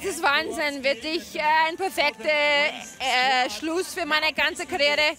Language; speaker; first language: German; non-native, fluent; English